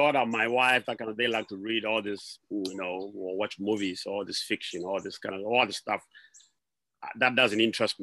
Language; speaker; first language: English; non-native, local second language; Southern Sotho